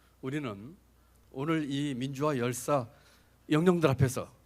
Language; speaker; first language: Korean; native; Korean